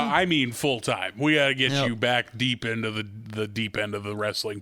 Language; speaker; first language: English; native; English